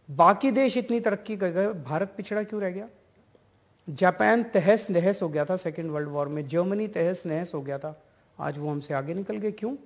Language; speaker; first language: Hindi; native; Hindi